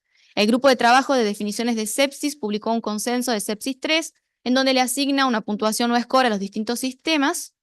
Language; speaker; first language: Spanish; native; Spanish